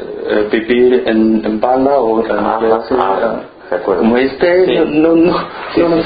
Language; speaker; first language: Spanish; non-native, learner; Chinese